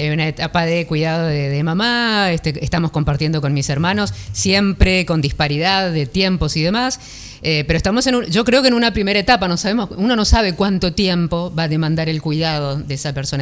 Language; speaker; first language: Spanish; native; Spanish